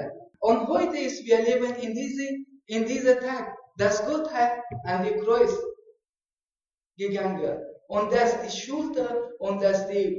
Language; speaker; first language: German; non-native, learner; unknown